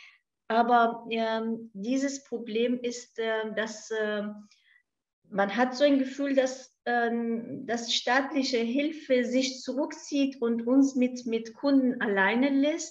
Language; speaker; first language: German; non-native, fluent; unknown